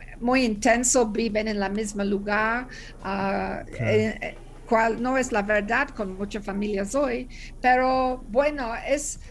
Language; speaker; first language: Spanish; non-native, learner; English